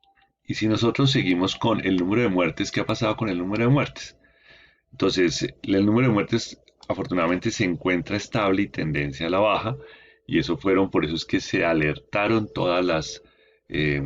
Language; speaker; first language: Spanish; native; Spanish